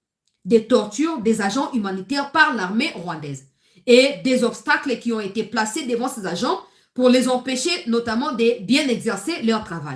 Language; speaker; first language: French; non-native, local second language; Lingala